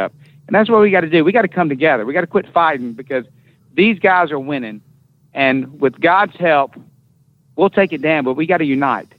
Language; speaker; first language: English; native; English